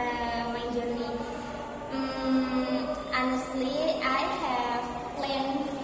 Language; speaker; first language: English; non-native, learner; Indonesian